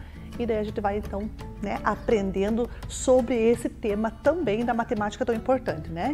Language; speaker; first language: Portuguese; native; Portuguese